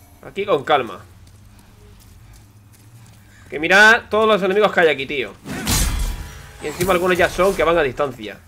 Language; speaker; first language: Spanish; native; Spanish